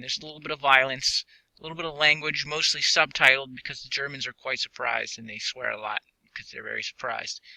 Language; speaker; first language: English; native; English